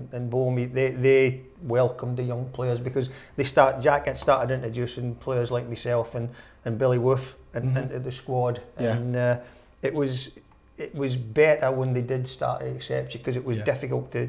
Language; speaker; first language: English; native; English